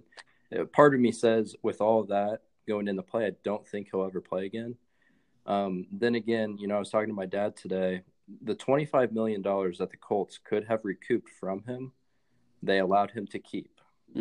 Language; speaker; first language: English; native; English